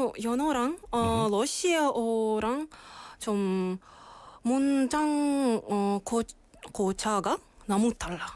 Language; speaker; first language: Korean; non-native, learner; Russian